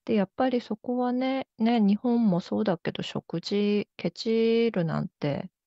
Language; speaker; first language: Japanese; early bilingual, other home language; Korean